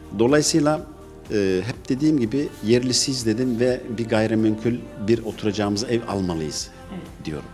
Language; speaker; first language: Turkish; early bilingual, heritage; Turkish